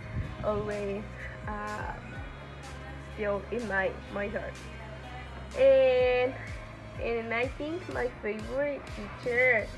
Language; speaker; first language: English; non-native, learner; Spanish